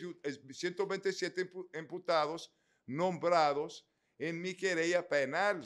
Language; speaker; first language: Spanish; native; Spanish